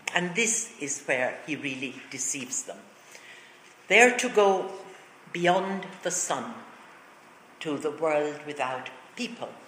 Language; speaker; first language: English; native; English